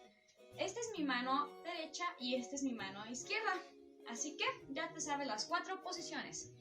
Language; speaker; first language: Spanish; native; Spanish